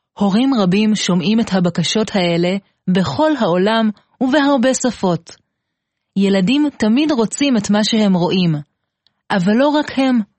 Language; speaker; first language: Hebrew; native; Hebrew